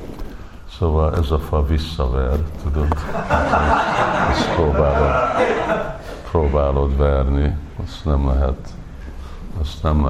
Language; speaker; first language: Hungarian; early bilingual, heritage; English